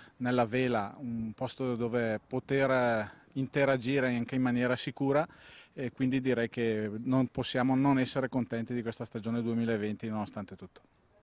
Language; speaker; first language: Italian; native; Italian